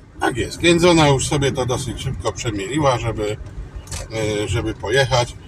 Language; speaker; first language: Polish; native; Polish